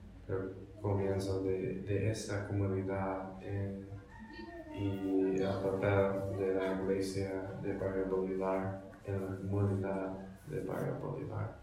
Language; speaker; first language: Spanish; non-native, learner; English